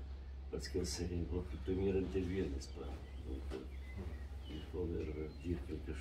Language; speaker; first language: French; non-native, fluent; Romanian